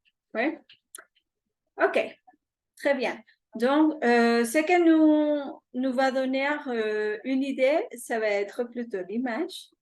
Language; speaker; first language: French; non-native, fluent; Spanish